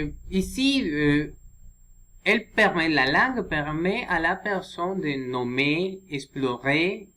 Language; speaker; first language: French; non-native, learner; Spanish